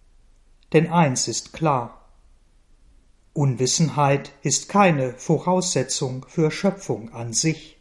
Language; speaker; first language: German; native; German